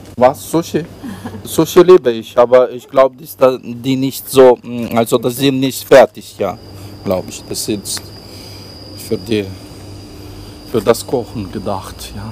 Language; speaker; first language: German; non-native, learner; Ukrainian